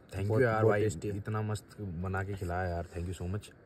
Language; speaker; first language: Hindi; native; Hindi